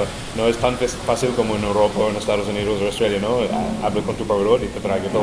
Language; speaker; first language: Spanish; non-native, fluent; English